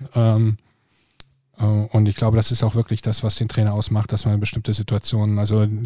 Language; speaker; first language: German; non-native, fluent; Icelandic